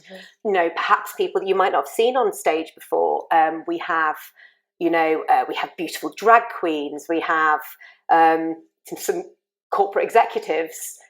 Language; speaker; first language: English; native; English